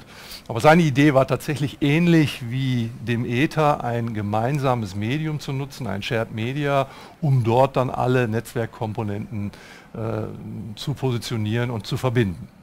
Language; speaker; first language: German; native; German